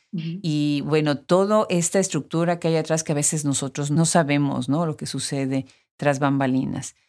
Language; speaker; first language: Spanish; native; Spanish